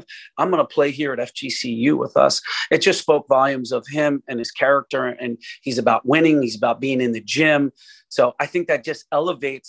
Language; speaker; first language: English; native; English